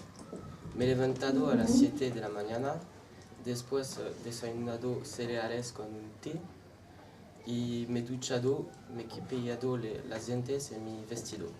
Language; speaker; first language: Spanish; non-native, learner; French